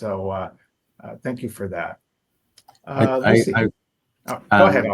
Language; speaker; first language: English; native; English